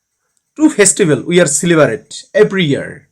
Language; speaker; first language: English; non-native, learner; Bangla